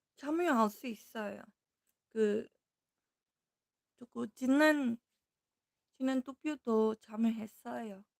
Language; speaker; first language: Korean; non-native, fluent; Filipino